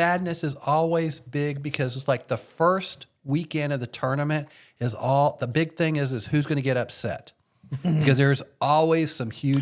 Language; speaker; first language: English; native; English